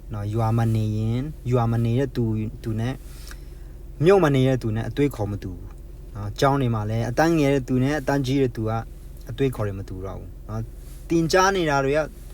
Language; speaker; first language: Burmese; non-native, local second language; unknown